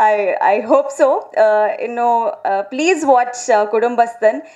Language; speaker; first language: Tamil; non-native, learner; Telugu